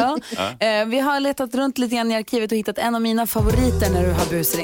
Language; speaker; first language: Swedish; native; Swedish